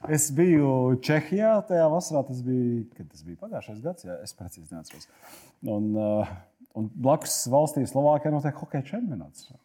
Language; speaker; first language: Latvian; native; Latvian